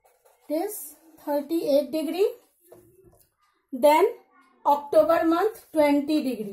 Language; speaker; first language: English; non-native, local second language; Hindi